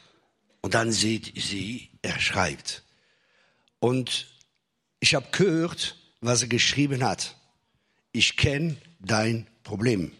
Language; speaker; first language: German; non-native, fluent; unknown